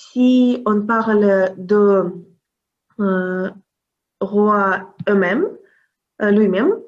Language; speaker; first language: French; non-native, learner; Russian